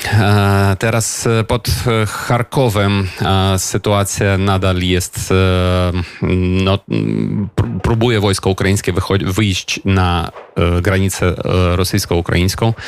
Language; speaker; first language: Polish; non-native, fluent; Ukrainian